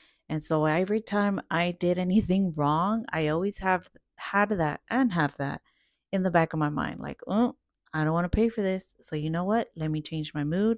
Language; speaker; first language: English; early bilingual, other home language; Spanish